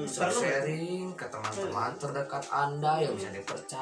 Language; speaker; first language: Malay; non-native, local second language; Sundanese